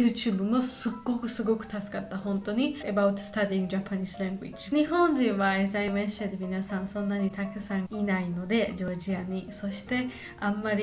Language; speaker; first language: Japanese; non-native, learner; Georgian